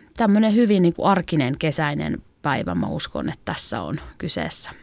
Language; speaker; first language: Finnish; native; Finnish